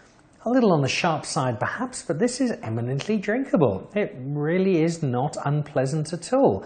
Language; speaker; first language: English; native; English